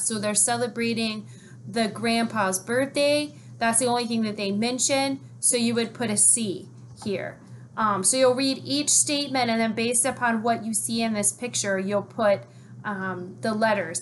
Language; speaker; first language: English; native; English